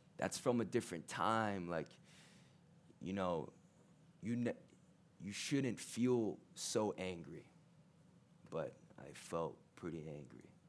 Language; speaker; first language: English; early bilingual, other home language; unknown